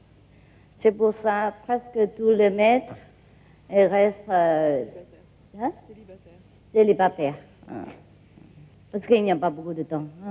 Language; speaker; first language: French; non-native, learner; Vietnamese